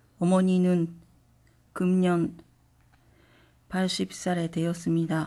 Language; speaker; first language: Korean; non-native, learner; Japanese